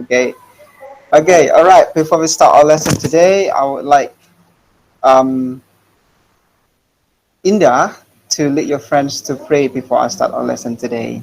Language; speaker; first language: English; non-native, fluent; Indonesian